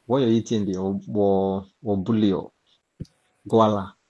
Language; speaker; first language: Chinese; non-native, learner; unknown